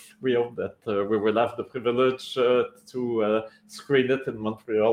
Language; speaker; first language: English; non-native, local second language; French